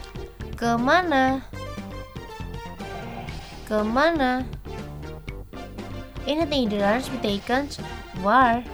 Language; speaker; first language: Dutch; non-native, fluent; Indonesian